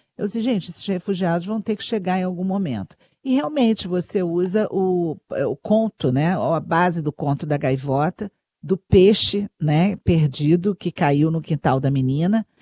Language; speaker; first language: Portuguese; early bilingual, other home language; Spanish